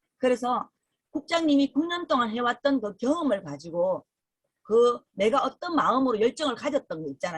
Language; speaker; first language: Korean; native; Korean